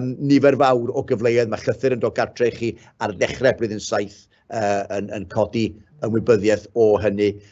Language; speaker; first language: Welsh; native; Welsh